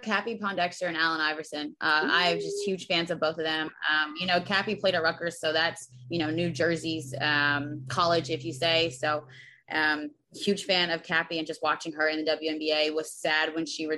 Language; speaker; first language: English; native; English